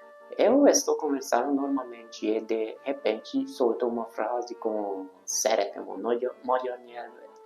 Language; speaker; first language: Portuguese; non-native, fluent; Hungarian